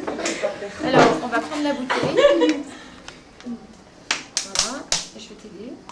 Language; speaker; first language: French; native; French